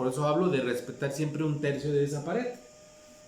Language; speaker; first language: Spanish; native; Spanish